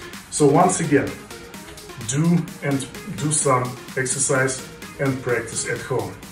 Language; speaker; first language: English; non-native, fluent; Russian